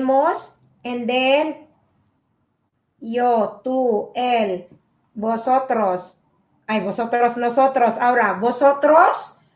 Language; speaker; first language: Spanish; non-native, learner; Filipino